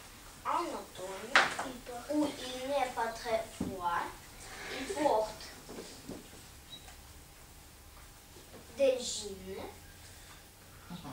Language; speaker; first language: French; non-native, learner; Russian